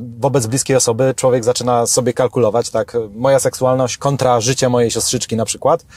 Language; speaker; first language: Polish; native; Polish